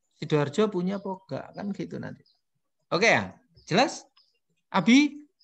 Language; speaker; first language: Indonesian; non-native, local second language; Javanese